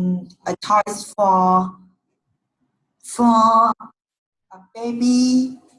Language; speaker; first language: English; non-native, learner; Vietnamese